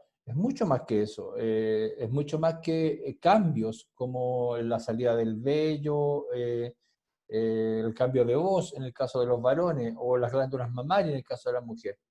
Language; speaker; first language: Spanish; native; Spanish